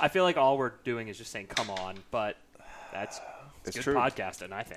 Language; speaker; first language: English; native; English